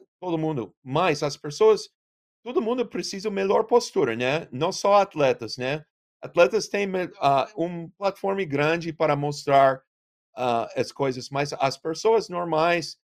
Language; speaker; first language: Portuguese; non-native, learner; English